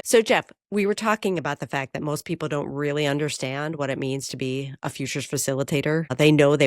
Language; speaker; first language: English; native; English